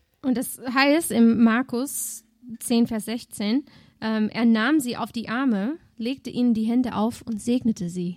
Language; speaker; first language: German; native; German